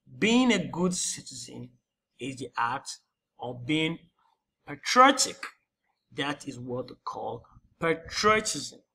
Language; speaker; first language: English; non-native, local second language; Yoruba